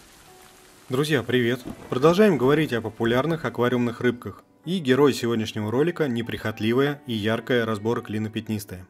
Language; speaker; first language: Russian; native; Russian